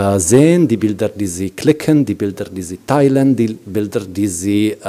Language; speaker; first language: German; non-native, fluent; Italian